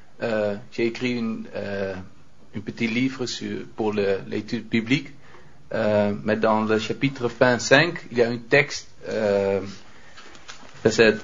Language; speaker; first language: French; non-native, fluent; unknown